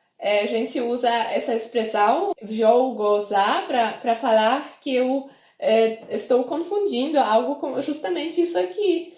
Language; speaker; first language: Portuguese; non-native, fluent; Polish